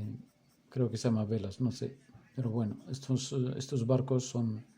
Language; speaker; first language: Spanish; non-native, fluent; Arabic